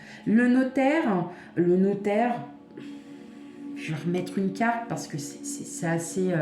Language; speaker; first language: French; native; French